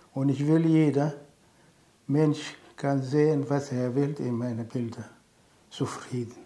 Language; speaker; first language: German; non-native, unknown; Arabic